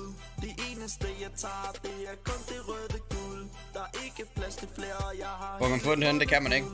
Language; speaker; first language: Danish; native; Danish